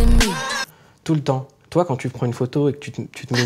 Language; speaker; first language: French; native; French